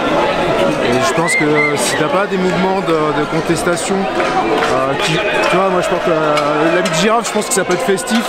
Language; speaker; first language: French; native; French